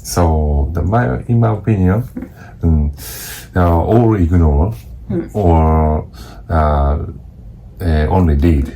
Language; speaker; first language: English; non-native, learner; Japanese